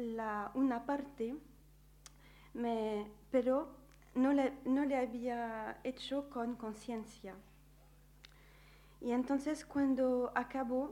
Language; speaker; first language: Spanish; non-native, learner; French